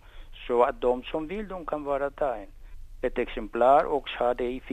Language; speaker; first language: Swedish; non-native, fluent; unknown